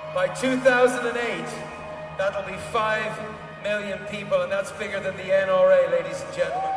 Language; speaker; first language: English; native; English